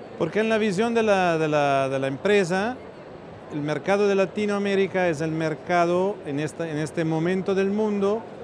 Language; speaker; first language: Spanish; non-native, fluent; Italian